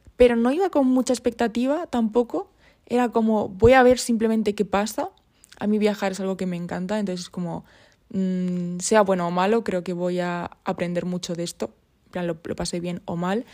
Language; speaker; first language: Spanish; native; Spanish